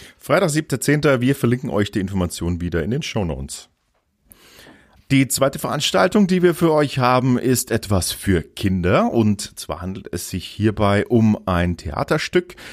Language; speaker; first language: German; native; German